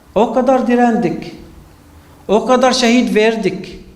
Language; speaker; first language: Turkish; non-native, fluent; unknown